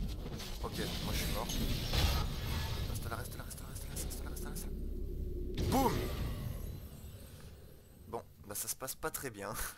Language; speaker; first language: French; native; French